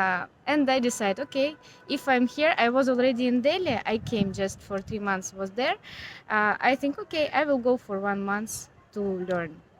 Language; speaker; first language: English; non-native, learner; Ukrainian